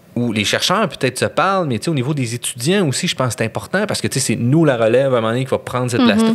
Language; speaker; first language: French; native; French